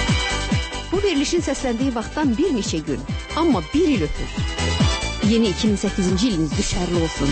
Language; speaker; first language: Azerbaijani; native; Azerbaijani